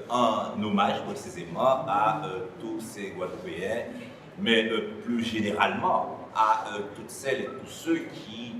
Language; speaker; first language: French; native; French